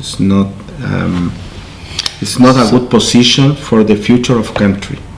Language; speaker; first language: English; non-native, learner; Spanish